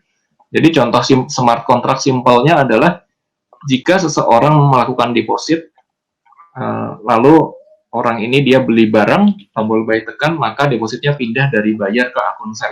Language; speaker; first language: Indonesian; native; Indonesian